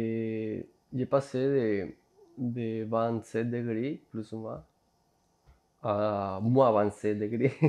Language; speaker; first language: French; non-native, fluent; Spanish